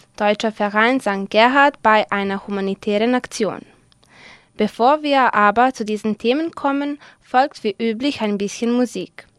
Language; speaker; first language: German; non-native, fluent; Serbian